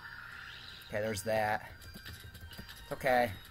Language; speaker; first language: English; native; English